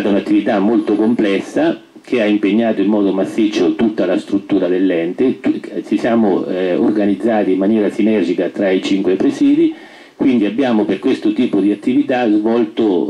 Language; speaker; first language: Italian; native; Italian